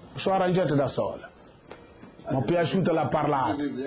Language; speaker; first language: Italian; non-native, learner; Wolof